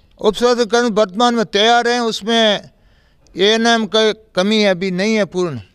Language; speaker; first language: Hindi; native; Hindi